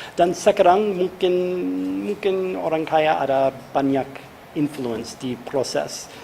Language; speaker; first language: Indonesian; non-native, fluent; English